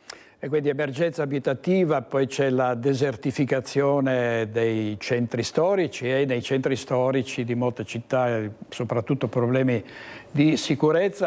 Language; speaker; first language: Italian; native; Italian